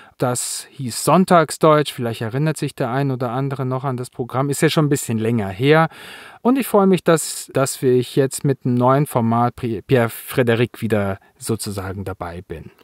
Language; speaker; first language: German; native; German